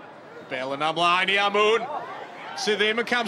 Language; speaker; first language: Welsh; native; Welsh